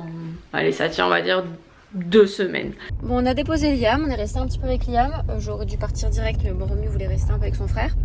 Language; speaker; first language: French; native; French